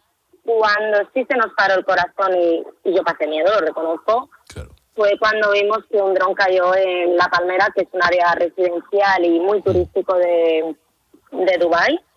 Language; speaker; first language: Spanish; native; Spanish